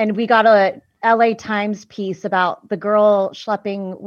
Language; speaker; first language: English; native; English